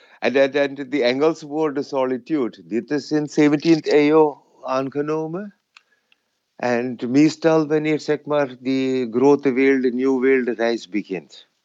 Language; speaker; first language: Dutch; non-native, fluent; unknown